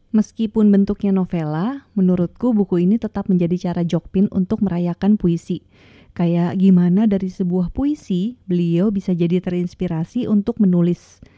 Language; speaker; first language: Indonesian; native; Indonesian